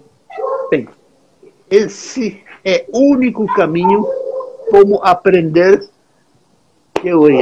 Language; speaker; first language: Portuguese; non-native, fluent; Czech